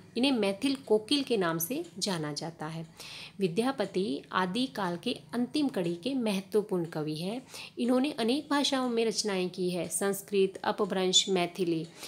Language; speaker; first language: Hindi; native; Hindi